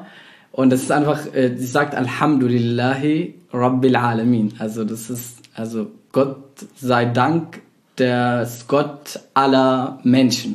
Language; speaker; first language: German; non-native, fluent; Arabic